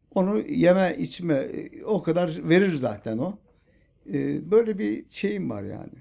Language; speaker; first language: Turkish; native; Turkish